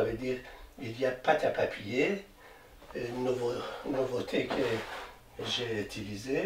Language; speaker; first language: French; non-native, learner; Persian